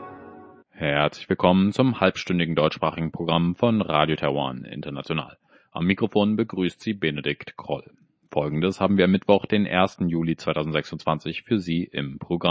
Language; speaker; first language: German; native; German